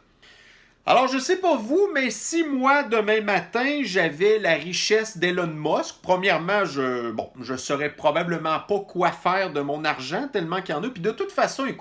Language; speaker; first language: French; native; French